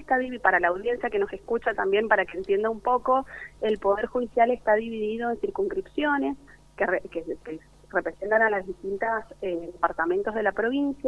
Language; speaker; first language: Spanish; native; Spanish